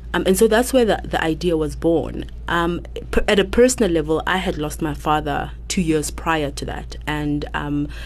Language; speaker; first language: English; non-native, local second language; Southern Sotho